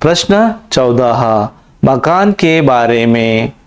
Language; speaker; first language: Hindi; non-native, local second language; Kannada